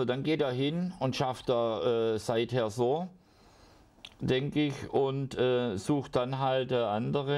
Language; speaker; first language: German; native; German